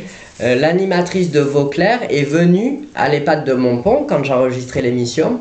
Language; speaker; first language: French; native; French